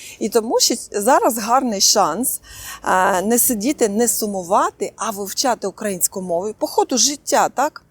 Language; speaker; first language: Ukrainian; non-native, local second language; Russian